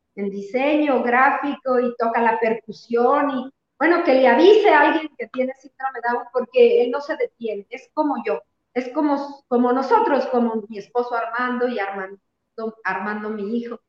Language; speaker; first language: Spanish; native; Spanish